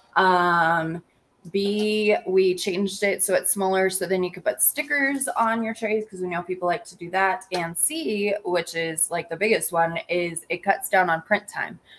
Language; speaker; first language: English; native; English